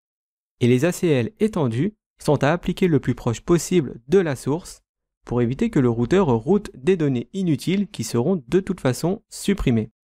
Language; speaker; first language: French; native; French